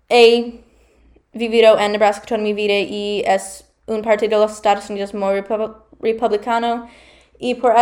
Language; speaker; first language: Spanish; non-native, learner; English